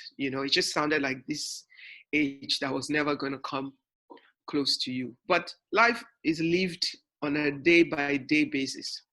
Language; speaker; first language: English; non-native, local second language; Yoruba